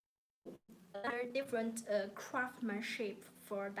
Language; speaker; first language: English; non-native, learner; Chinese